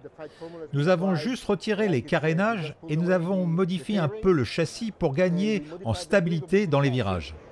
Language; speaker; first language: French; native; French